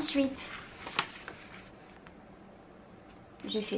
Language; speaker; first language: French; native; French